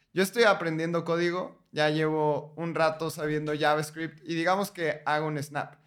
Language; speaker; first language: Spanish; native; Spanish